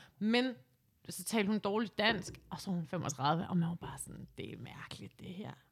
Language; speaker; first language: Danish; native; Danish